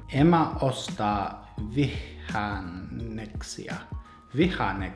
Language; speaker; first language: Finnish; non-native, learner; English